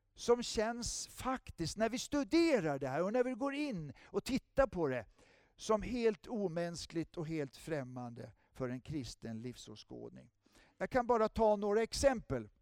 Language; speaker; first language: Swedish; native; Swedish